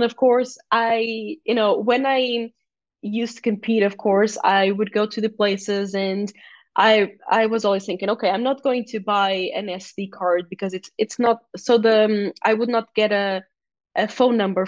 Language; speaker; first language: English; non-native, fluent; Portuguese